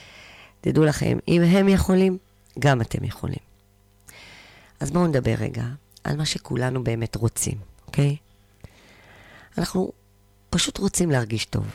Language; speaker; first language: Hebrew; native; Hebrew